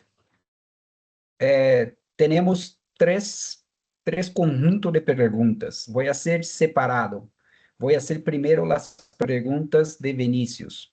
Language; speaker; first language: Spanish; non-native, fluent; Portuguese